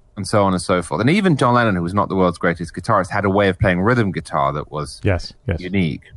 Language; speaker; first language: English; native; English